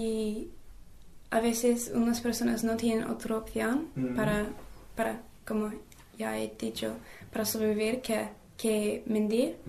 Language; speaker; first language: Spanish; non-native, learner; English